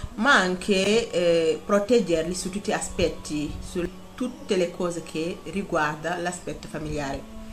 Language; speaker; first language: Italian; non-native, fluent; Wolof